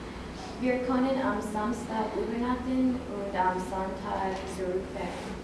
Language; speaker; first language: German; non-native, learner; English